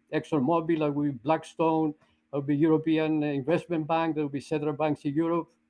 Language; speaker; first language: English; non-native, fluent; Greek